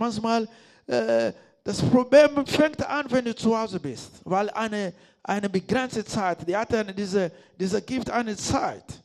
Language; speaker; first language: German; non-native, learner; Lingala